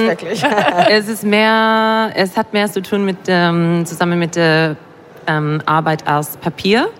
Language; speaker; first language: German; non-native, fluent; English